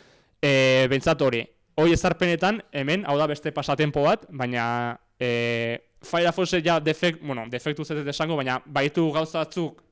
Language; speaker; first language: Basque; native; Basque